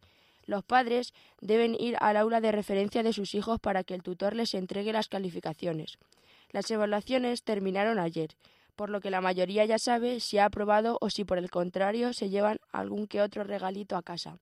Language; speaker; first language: Spanish; native; Spanish